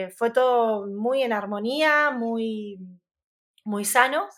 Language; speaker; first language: Spanish; native; Spanish